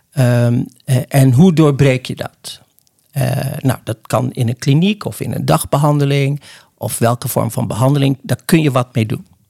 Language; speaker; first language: Dutch; early bilingual, other home language; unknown